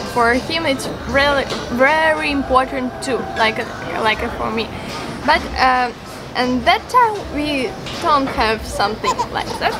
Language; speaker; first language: English; non-native, learner; Ukrainian